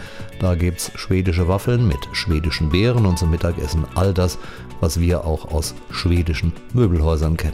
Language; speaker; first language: German; native; German